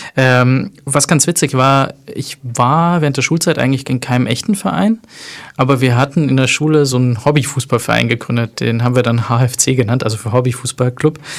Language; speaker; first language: German; native; German